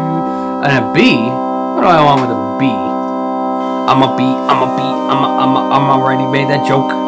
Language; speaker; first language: English; native; English